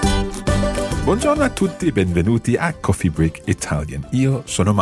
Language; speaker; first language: Italian; non-native, fluent; English